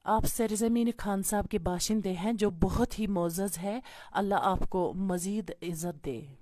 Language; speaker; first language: Urdu; non-native, local second language; Kashmiri